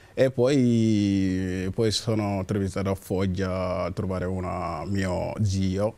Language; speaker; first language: Italian; non-native, learner; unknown